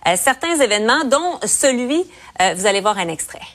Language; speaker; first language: French; native; French